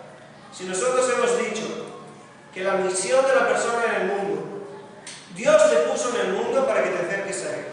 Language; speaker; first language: Spanish; non-native, fluent; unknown